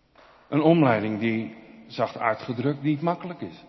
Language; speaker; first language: Dutch; native; Dutch